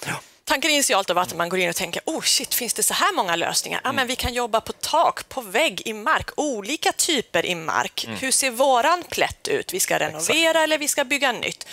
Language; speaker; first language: Swedish; native; Swedish